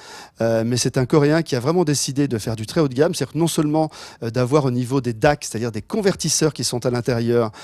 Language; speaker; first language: French; native; French